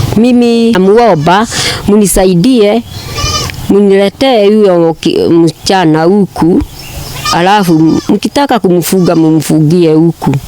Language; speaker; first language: Swahili; native; Swahili